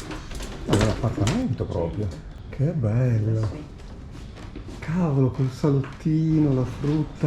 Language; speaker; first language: Italian; native; Italian